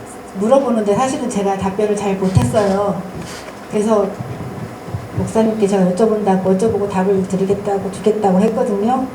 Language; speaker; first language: Korean; native; Korean